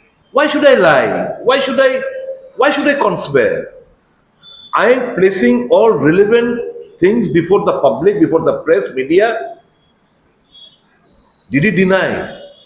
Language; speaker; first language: English; non-native, local second language; Bangla